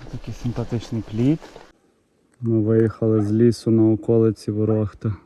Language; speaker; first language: Ukrainian; native; Ukrainian